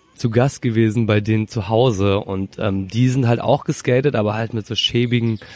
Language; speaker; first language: German; native; German